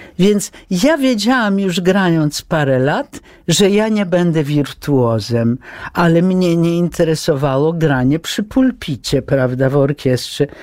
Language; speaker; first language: Polish; early bilingual, heritage; Polish